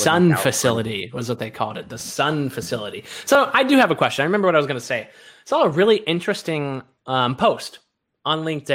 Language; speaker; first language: English; native; English